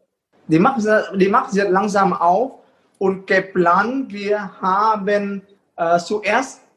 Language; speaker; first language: German; non-native, fluent; Vietnamese